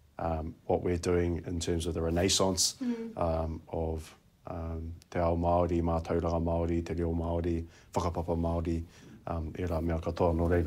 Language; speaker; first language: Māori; non-native, local second language; English